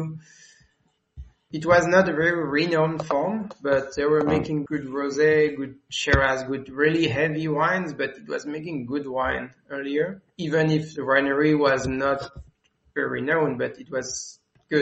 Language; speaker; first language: English; non-native, fluent; French